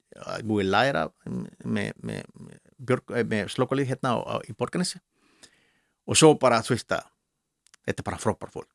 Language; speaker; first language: Icelandic; non-native, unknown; Spanish